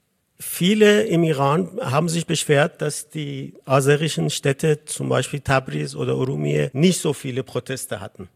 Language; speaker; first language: German; non-native, fluent; Azerbaijani